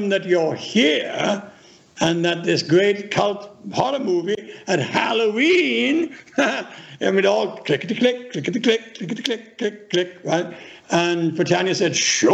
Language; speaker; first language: English; native; English